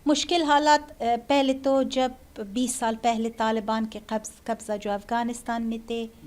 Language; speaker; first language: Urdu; non-native, fluent; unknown